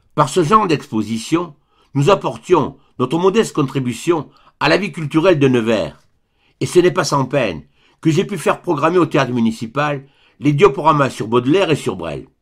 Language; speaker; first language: French; native; French